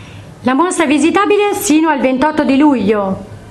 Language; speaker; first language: Italian; native; Italian